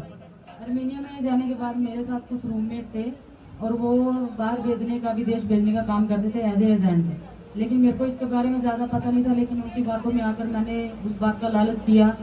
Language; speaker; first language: Hindi; non-native, local second language; Punjabi